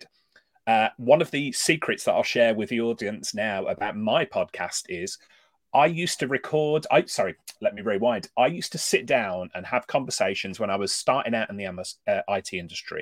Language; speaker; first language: English; native; English